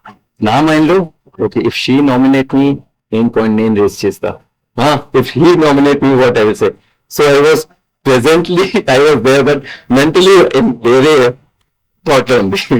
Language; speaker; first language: Telugu; non-native, learner; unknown